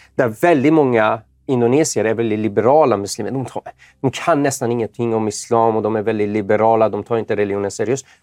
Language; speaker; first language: Swedish; non-native, fluent; Persian